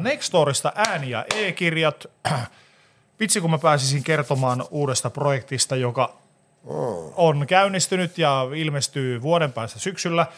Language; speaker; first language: Finnish; native; Finnish